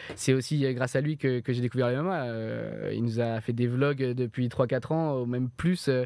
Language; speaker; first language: French; native; French